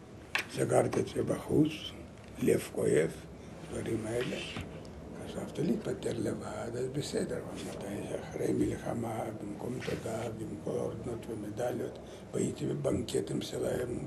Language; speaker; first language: Hebrew; non-native, learner; Lithuanian